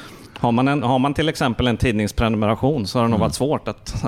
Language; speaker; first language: Swedish; native; Swedish